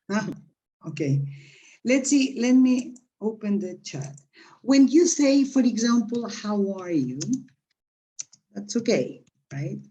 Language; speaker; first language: English; non-native, fluent; Spanish